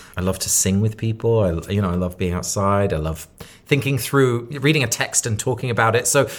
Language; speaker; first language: English; native; English